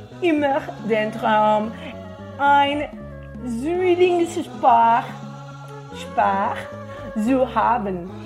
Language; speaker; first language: German; non-native, learner; Portuguese